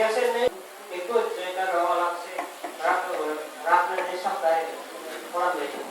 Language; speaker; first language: Hindi; non-native, local second language; Mizo